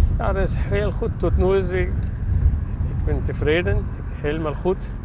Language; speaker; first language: Dutch; non-native, learner; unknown